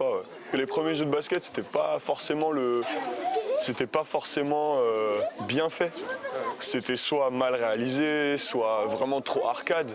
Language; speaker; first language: French; native; French